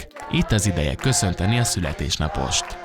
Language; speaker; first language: Hungarian; native; Hungarian